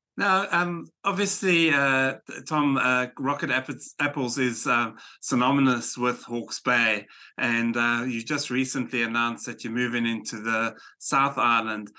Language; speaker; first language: English; native; English